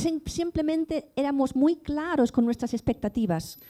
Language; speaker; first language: Spanish; native; Spanish